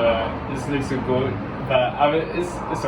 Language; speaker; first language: German; non-native, learner; English